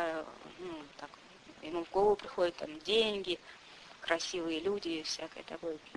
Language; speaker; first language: Russian; non-native, fluent; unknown